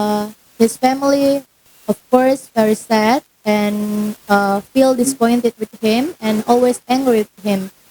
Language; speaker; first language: English; non-native, learner; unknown